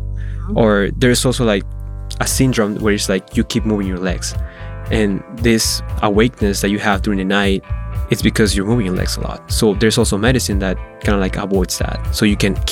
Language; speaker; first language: English; non-native, fluent; Spanish